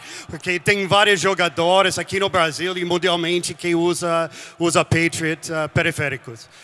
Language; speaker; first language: Portuguese; non-native, fluent; English